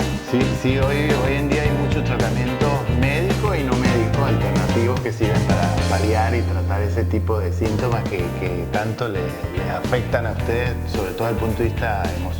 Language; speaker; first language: Spanish; native; Spanish